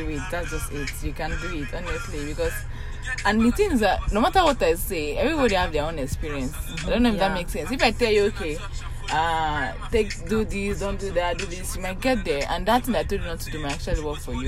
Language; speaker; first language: English; non-native, local second language; Yoruba